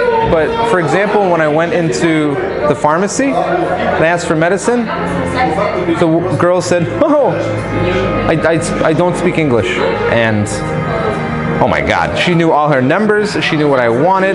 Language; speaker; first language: English; native; English